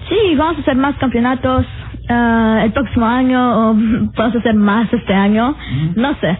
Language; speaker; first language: Spanish; early bilingual, heritage; Spanish